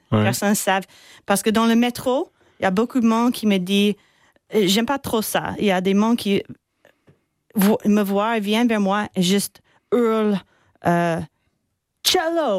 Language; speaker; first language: French; non-native, fluent; English